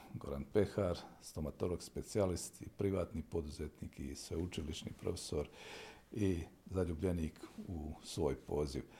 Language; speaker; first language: Bosnian; native; Bosnian